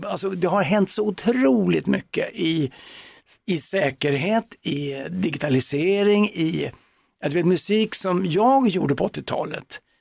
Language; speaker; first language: Swedish; native; Swedish